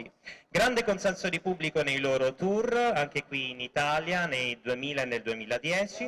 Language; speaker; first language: Italian; native; Italian